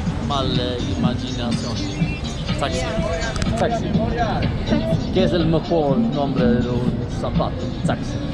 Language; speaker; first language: Spanish; non-native, learner; Swedish